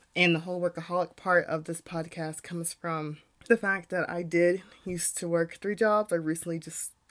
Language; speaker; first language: English; native; English